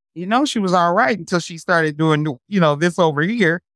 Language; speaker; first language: English; native; English